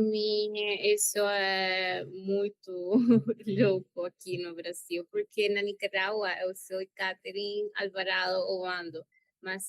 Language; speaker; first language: Portuguese; non-native, learner; Spanish